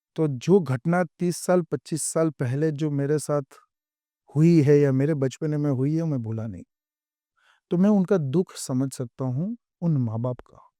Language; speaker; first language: Hindi; non-native, local second language; Gujarati